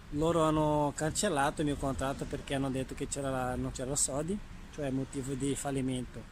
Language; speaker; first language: Italian; non-native, learner; Portuguese